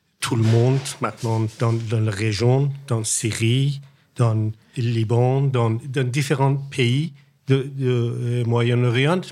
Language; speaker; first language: French; non-native, learner; Persian